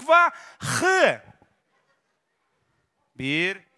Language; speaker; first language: Russian; non-native, local second language; Kyrgyz